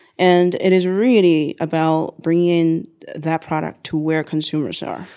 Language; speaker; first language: English; non-native, fluent; Chinese